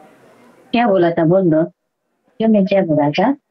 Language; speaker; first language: Hindi; non-native, local second language; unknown